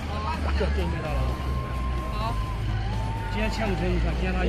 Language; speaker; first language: Chinese; native; Chinese